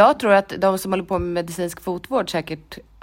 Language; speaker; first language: Swedish; native; Swedish